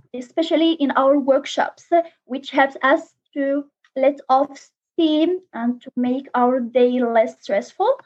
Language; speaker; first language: English; non-native, learner; Arabic